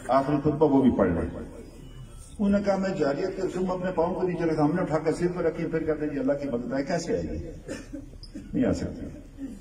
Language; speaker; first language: Urdu; non-native, local second language; Pahari-Potwari